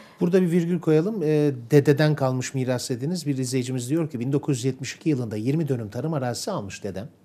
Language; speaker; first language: Turkish; native; Turkish